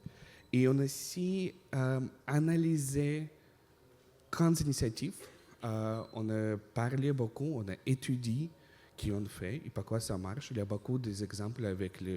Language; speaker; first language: French; non-native, fluent; Russian